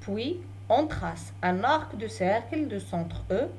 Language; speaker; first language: French; non-native, local second language; Arabic